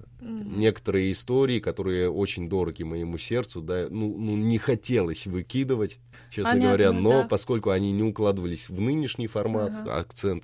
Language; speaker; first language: Russian; native; Russian